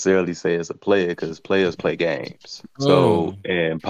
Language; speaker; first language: English; native; English